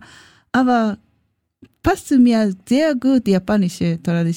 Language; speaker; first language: German; non-native, learner; Japanese